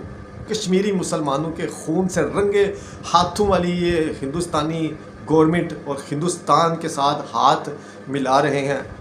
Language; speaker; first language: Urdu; non-native, local second language; Punjabi